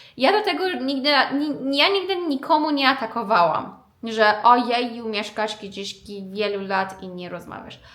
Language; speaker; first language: Polish; non-native, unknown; Persian